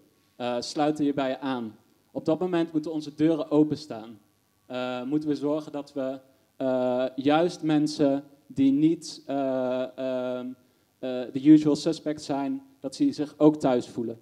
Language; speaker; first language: Dutch; native; Dutch